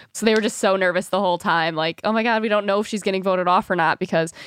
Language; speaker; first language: English; native; English